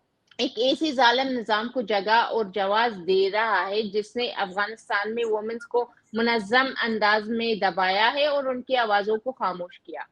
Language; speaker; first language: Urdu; non-native, fluent; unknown